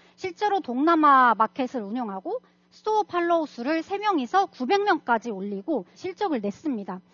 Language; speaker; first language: Korean; non-native, fluent; Russian